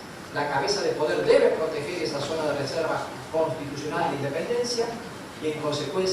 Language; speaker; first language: Spanish; native; Spanish